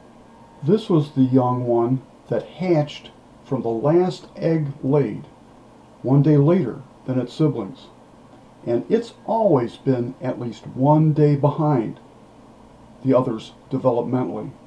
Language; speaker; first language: English; native; English